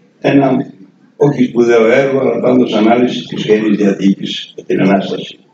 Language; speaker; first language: Greek; non-native, fluent; Serbian